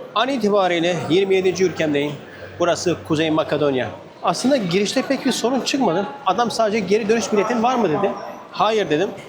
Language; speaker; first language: Turkish; native; Turkish